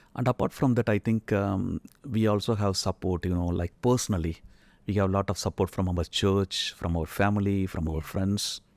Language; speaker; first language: English; non-native, local second language; Tamil